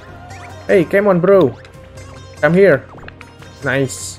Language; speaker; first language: English; non-native, learner; Indonesian